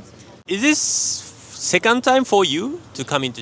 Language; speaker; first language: English; non-native, fluent; Japanese